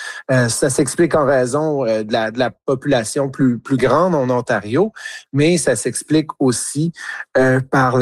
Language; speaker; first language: French; native; French